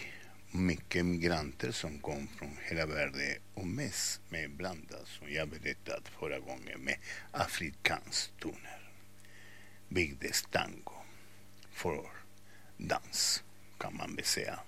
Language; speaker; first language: Swedish; non-native, fluent; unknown